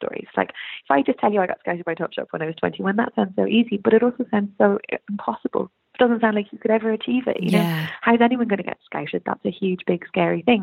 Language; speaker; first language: English; native; English